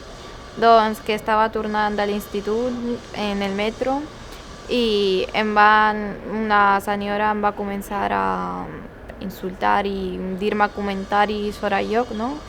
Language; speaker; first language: Catalan; early bilingual, other home language; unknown